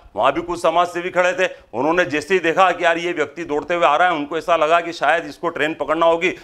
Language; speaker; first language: Hindi; native; Hindi